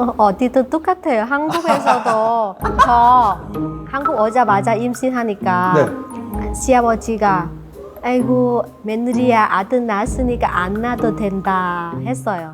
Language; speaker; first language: Korean; non-native, learner; Vietnamese